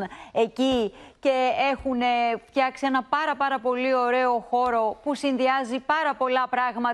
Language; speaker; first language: Greek; native; Greek